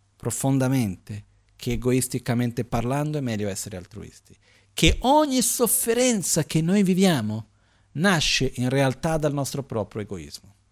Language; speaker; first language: Italian; non-native, fluent; Portuguese